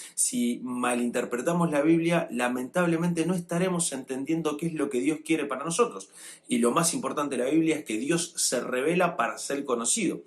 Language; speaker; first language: Spanish; native; Spanish